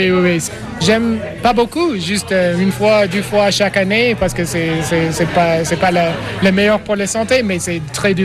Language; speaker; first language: French; non-native, learner; English